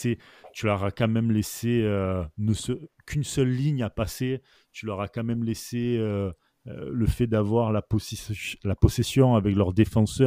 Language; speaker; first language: French; native; French